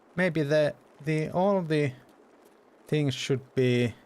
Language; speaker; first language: English; non-native, fluent; Finnish